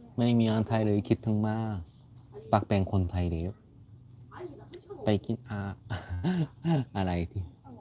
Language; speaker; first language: Thai; non-native, learner; Korean